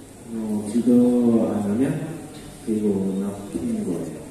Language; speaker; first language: Korean; non-native, learner; Indonesian